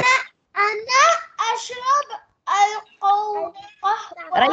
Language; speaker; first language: Arabic; non-native, learner; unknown